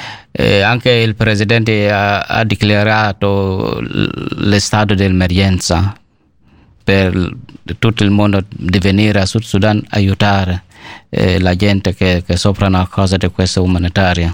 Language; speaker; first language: Italian; non-native, learner; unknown